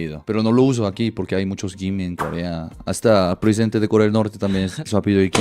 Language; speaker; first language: Spanish; non-native, fluent; Korean